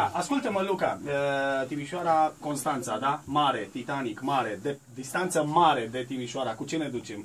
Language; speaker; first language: Romanian; native; Romanian